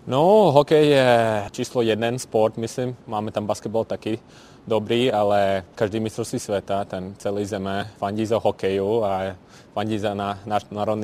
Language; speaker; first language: Czech; non-native, learner; Latvian